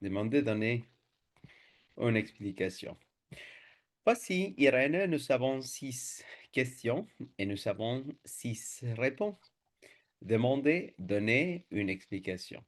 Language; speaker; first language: French; non-native, fluent; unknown